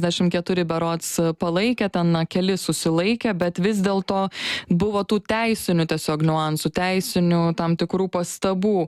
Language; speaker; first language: Lithuanian; native; Lithuanian